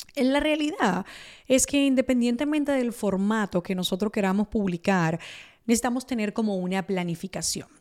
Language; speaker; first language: Spanish; early bilingual, other home language; Italian